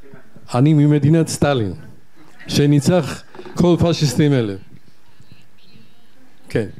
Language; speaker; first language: Hebrew; non-native, fluent; Georgian